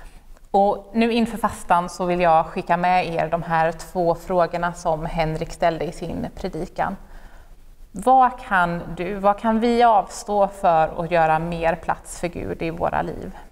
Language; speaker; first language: Swedish; native; Swedish